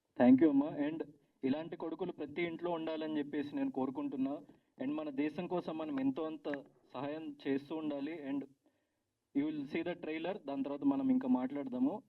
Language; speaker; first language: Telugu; native; Telugu